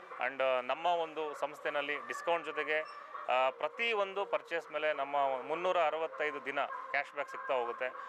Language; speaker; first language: Kannada; native; Kannada